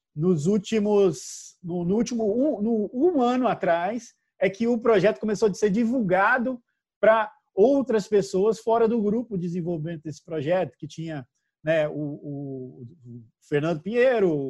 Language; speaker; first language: Portuguese; native; Portuguese